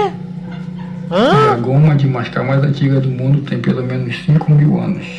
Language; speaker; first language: Portuguese; native; Portuguese